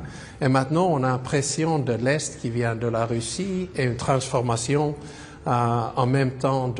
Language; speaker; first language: French; non-native, fluent; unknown